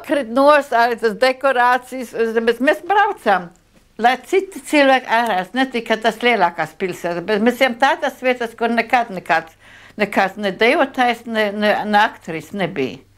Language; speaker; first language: Latvian; non-native, local second language; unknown